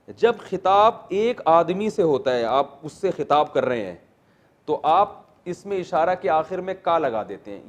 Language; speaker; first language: Urdu; native; Urdu